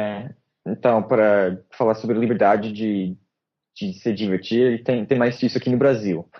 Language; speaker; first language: Portuguese; non-native, fluent; English